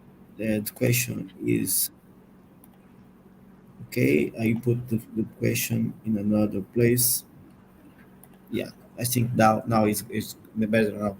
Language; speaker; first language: English; non-native, learner; Portuguese